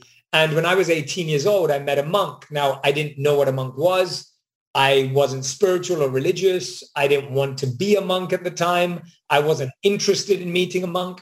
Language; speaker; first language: English; native; English